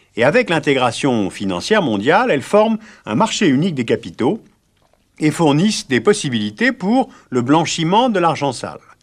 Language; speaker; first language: French; native; French